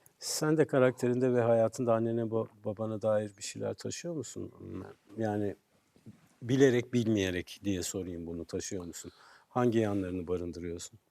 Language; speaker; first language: Turkish; native; Turkish